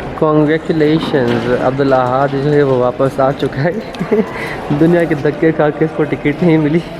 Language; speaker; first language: Urdu; non-native, local second language; Baluchi